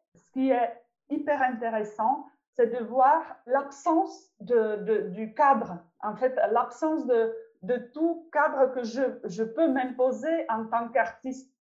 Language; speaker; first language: French; non-native, fluent; Czech